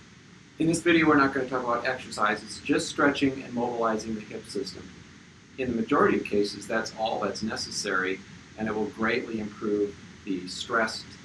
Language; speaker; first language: English; native; English